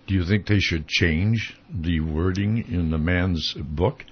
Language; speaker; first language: English; native; English